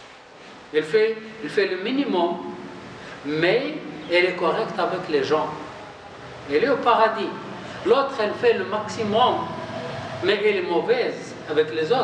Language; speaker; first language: French; non-native, local second language; Arabic